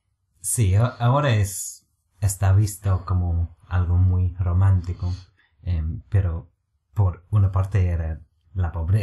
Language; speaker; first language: Spanish; non-native, fluent; English